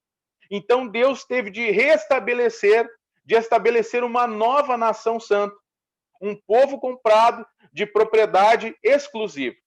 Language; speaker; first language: Portuguese; native; Portuguese